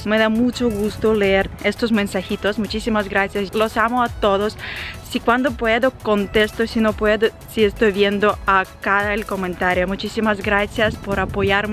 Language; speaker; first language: Spanish; non-native, fluent; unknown